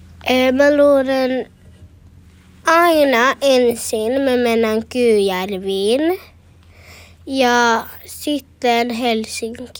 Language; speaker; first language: Finnish; early bilingual, heritage; Finnish